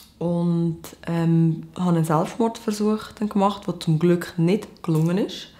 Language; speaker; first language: German; early bilingual, other home language; Portuguese